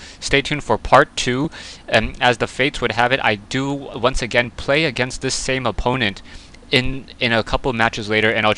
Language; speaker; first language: English; native; English